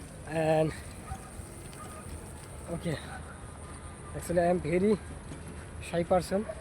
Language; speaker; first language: English; non-native, learner; Bangla